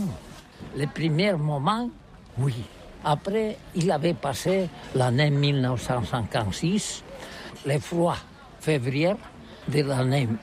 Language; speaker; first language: French; non-native, learner; Catalan